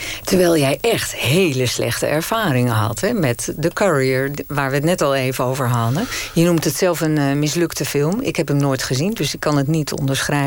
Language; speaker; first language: Dutch; native; Dutch